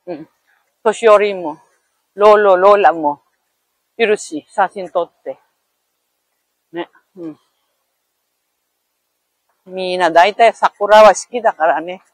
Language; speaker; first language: Japanese; non-native, learner; Filipino